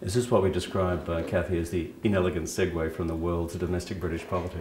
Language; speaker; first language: English; native; English